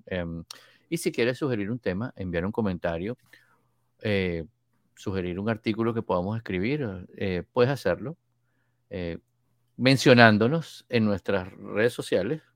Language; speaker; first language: Spanish; native; Spanish